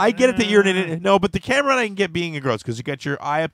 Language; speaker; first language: English; native; English